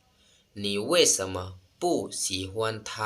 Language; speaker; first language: Chinese; non-native, fluent; Lao